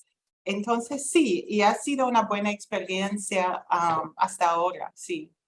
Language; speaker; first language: Spanish; non-native, fluent; English